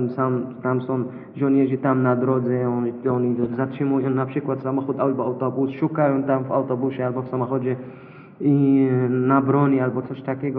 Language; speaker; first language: Polish; non-native, fluent; Arabic